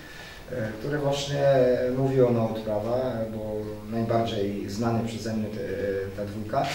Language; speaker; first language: Polish; non-native, fluent; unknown